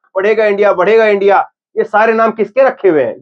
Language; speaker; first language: Hindi; native; Hindi